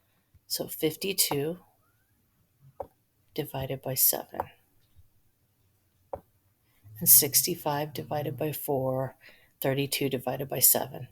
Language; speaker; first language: English; native; English